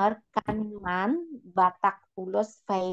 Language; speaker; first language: German; non-native, learner; Indonesian